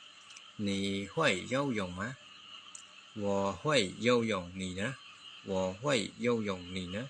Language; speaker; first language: Chinese; non-native, fluent; Khmer